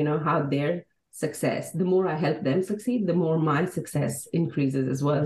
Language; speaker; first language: English; non-native, local second language; Hindi